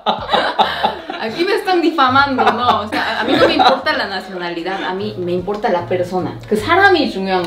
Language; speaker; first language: Spanish; non-native, fluent; Korean